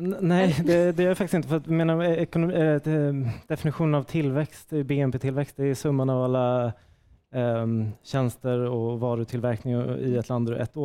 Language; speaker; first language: Swedish; native; Swedish